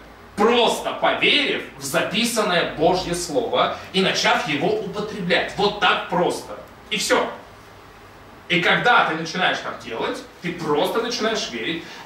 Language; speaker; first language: Russian; native; Russian